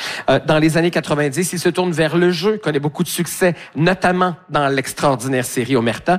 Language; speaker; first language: French; native; French